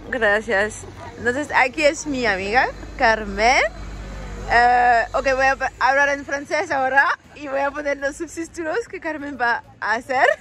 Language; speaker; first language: Spanish; non-native, fluent; French